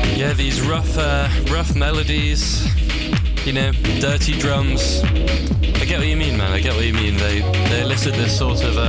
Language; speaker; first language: English; native; English